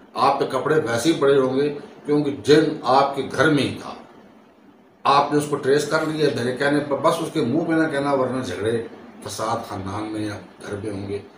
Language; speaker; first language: Urdu; non-native, local second language; Punjabi